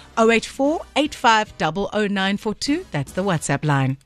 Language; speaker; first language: English; non-native, local second language; Afrikaans